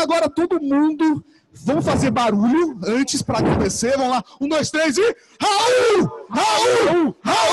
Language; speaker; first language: Portuguese; native; Portuguese